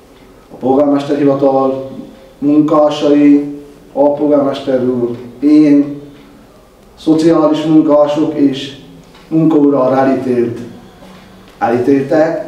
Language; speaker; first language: Hungarian; native; Hungarian